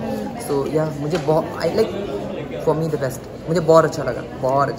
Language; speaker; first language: Hindi; non-native, local second language; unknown